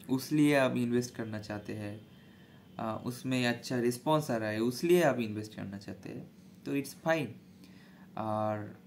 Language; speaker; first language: Hindi; non-native, local second language; Bangla